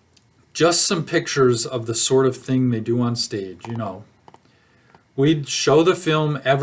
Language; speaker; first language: English; native; English